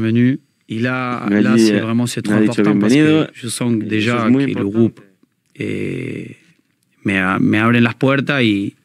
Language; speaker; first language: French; non-native, learner; Spanish